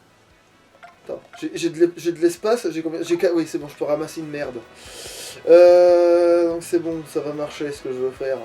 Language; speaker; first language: French; native; French